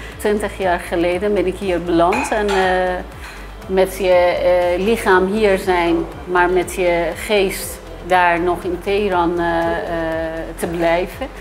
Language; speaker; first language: Dutch; non-native, fluent; Persian